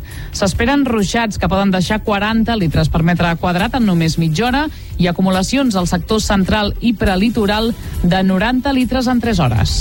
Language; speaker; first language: Catalan; native; Catalan